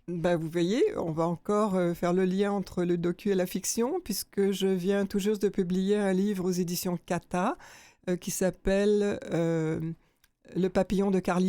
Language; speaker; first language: French; native; French